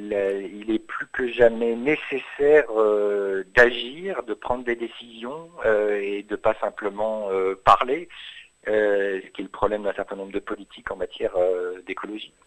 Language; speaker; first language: French; native; French